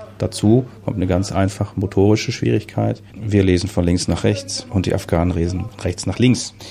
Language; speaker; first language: German; native; German